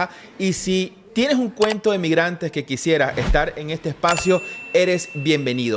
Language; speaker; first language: Spanish; native; Spanish